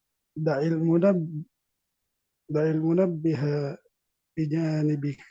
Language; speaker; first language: Arabic; non-native, learner; Indonesian